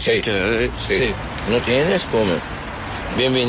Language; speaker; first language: Spanish; non-native, learner; Arabic